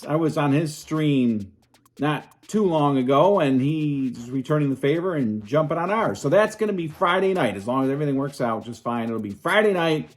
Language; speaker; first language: English; native; English